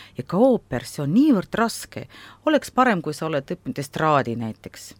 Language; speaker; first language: Estonian; non-native, local second language; Russian